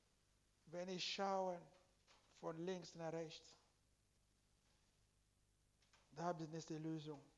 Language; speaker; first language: German; non-native, learner; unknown